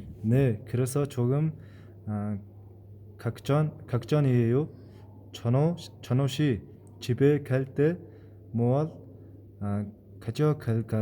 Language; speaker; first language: Korean; non-native, fluent; Mongolian